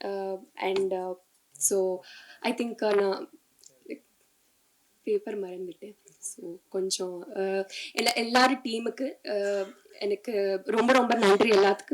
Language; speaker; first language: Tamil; non-native, learner; Telugu